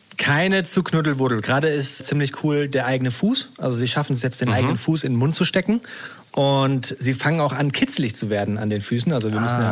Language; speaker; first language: German; native; German